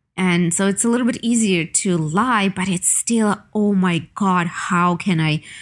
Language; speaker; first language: English; non-native, fluent; Ukrainian